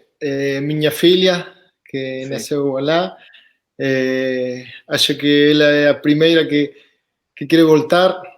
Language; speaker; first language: Portuguese; non-native, fluent; Spanish